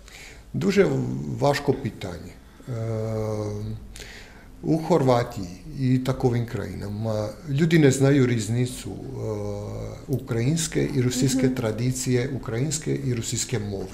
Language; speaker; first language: Ukrainian; non-native, learner; Croatian